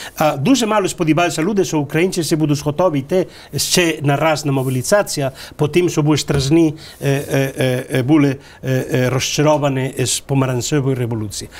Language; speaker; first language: Ukrainian; non-native, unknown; Spanish